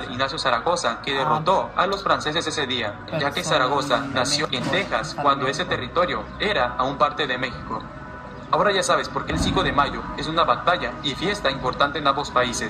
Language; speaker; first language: Spanish; native; Spanish